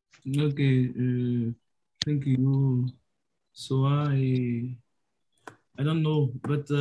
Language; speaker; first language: English; non-native, learner; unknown